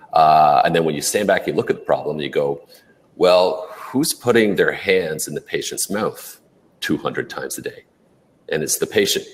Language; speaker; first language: English; native; English